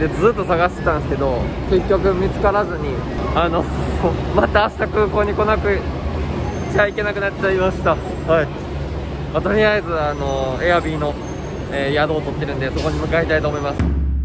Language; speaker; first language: Japanese; native; Japanese